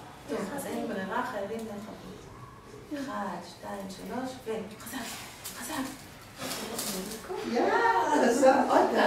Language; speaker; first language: Hebrew; native; Hebrew